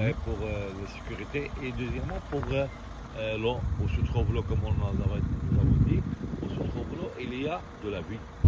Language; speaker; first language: French; non-native, local second language; Arabic